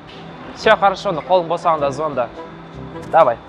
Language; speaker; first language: Russian; non-native, local second language; Kazakh